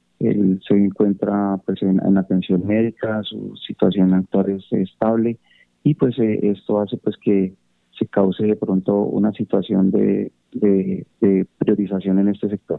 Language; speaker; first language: Spanish; native; Spanish